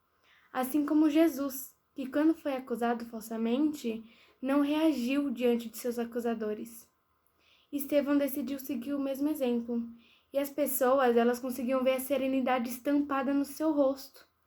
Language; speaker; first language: Portuguese; native; Portuguese